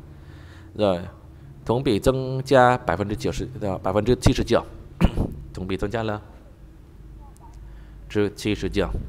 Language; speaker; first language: Chinese; non-native, fluent; Vietnamese